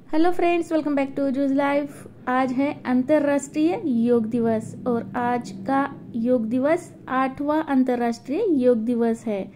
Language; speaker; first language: Hindi; non-native, local second language; Marathi